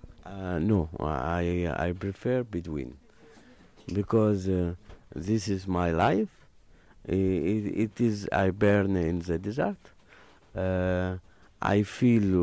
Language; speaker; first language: English; non-native, learner; Arabic